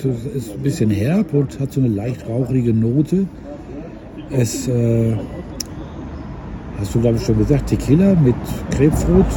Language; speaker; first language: German; native; German